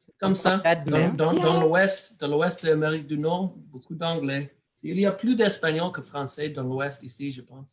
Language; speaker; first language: French; non-native, learner; English